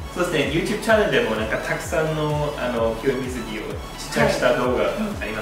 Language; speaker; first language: Japanese; non-native, fluent; English